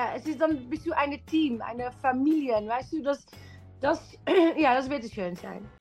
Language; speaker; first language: German; non-native, learner; Dutch